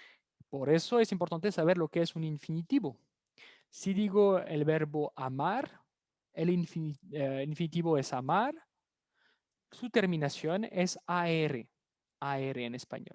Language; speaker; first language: Spanish; non-native, fluent; French